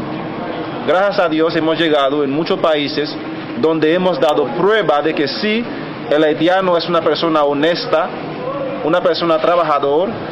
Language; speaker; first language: Spanish; non-native, fluent; Haitian Creole